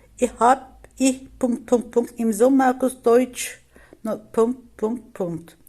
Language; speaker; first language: German; non-native, fluent; Turkish